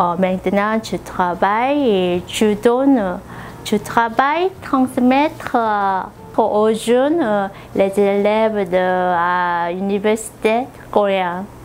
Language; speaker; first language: French; non-native, learner; Korean